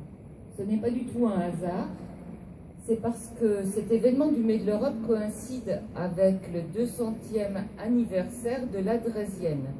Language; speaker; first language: French; native; French